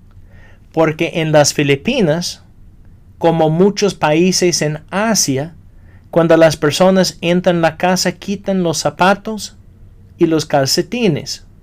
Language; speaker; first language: Spanish; non-native, fluent; English